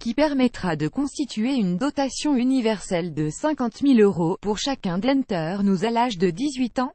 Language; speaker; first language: French; native; French